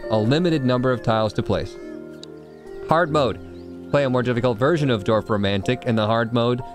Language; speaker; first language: English; native; English